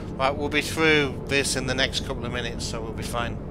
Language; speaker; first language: English; native; English